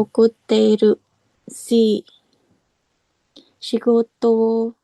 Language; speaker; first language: Japanese; non-native, learner; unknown